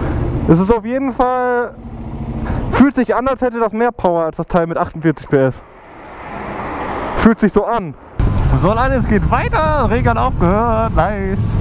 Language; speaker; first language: German; native; German